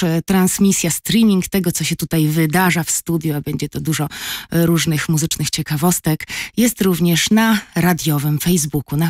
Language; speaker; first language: Polish; native; Polish